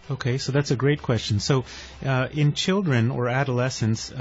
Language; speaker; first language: English; native; English